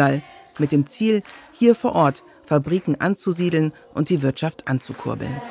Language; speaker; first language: German; native; German